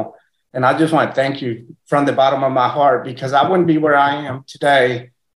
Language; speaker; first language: English; early bilingual, other home language; Spanish